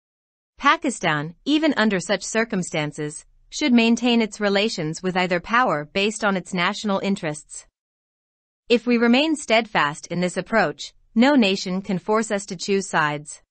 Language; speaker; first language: English; non-native, local second language; Urdu